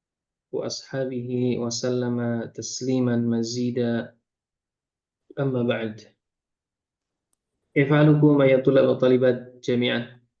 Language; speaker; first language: Arabic; non-native, fluent; Indonesian